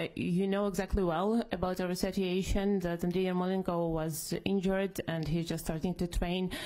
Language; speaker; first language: English; non-native, fluent; Ukrainian